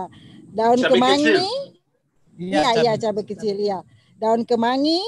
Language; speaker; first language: Indonesian; native; Indonesian